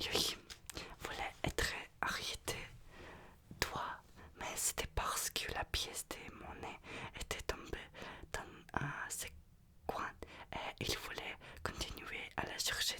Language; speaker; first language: French; non-native, learner; Russian